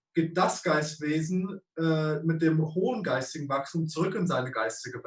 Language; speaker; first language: German; native; German